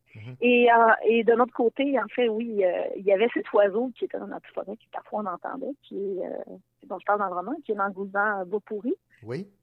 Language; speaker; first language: French; native; French